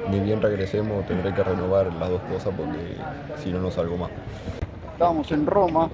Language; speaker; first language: Spanish; native; Spanish